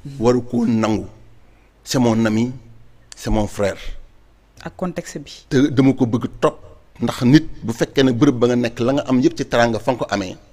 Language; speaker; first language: Wolof; native; Wolof